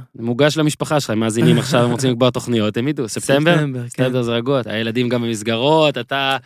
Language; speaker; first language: Hebrew; native; Hebrew